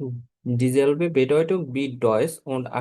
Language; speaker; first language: German; non-native, fluent; Bangla